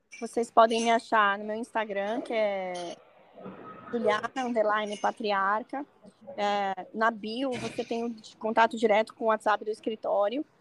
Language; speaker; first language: Portuguese; native; Portuguese